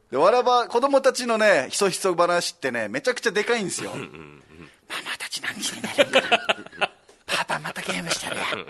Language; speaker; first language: Japanese; native; Japanese